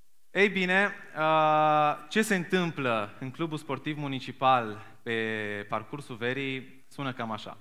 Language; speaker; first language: Romanian; native; Romanian